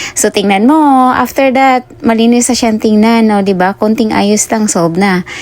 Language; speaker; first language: Filipino; non-native, local second language; Cebuano